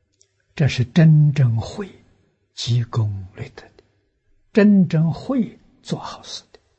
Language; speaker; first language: Chinese; native; Chinese